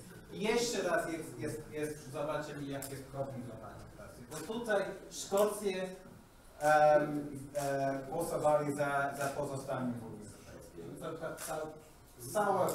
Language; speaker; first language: Polish; non-native, learner; English